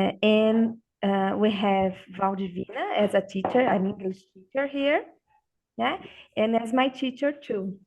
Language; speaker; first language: English; non-native, learner; Portuguese